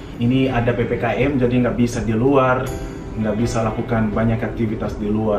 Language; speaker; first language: Indonesian; non-native, fluent; Nyanja